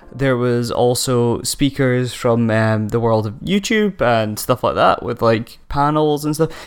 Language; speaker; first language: English; native; English